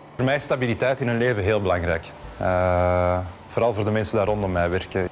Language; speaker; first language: Dutch; native; Dutch